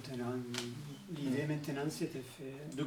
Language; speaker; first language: French; non-native, learner; Spanish